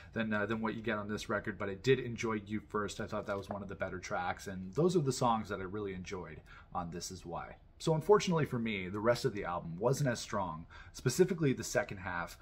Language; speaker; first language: English; native; English